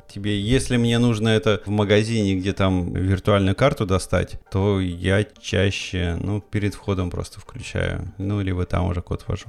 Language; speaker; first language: Russian; native; Russian